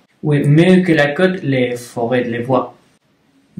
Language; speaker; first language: French; non-native, learner; Spanish